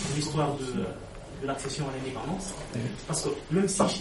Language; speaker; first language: French; non-native, local second language; Lingala